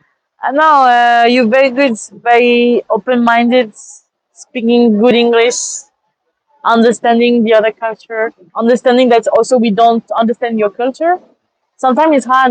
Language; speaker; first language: English; non-native, fluent; French